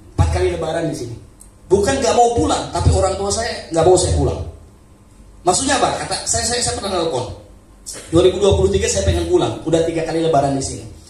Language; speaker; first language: Indonesian; non-native, local second language; Sundanese